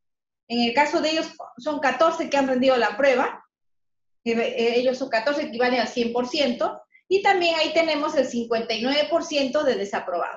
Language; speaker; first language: Spanish; native; Spanish